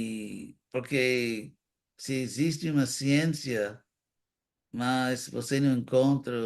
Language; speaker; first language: Portuguese; non-native, fluent; English